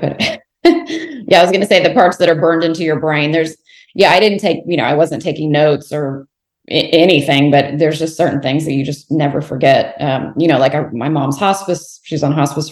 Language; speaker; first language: English; native; English